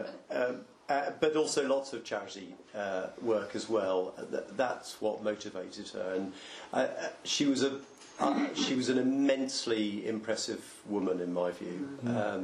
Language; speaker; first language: English; native; English